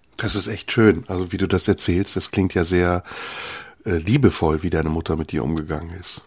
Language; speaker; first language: German; early bilingual, other home language; Turkish